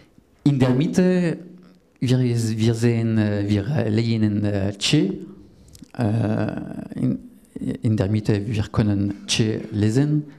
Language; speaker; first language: German; non-native, learner; French